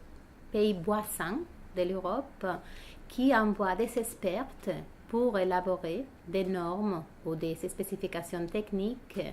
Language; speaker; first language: French; non-native, fluent; Spanish